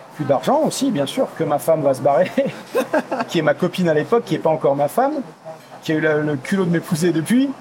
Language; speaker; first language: French; native; French